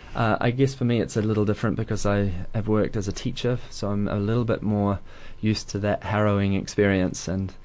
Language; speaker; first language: English; native; English